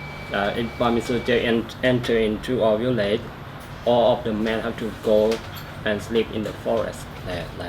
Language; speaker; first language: English; non-native, learner; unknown